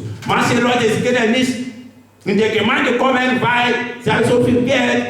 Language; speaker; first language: German; non-native, learner; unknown